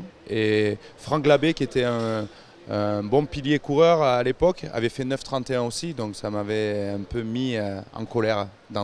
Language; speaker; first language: French; native; French